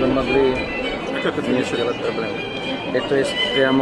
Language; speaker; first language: Russian; non-native, learner; Czech